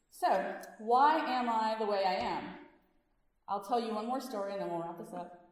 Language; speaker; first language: English; early bilingual, other home language; Hindi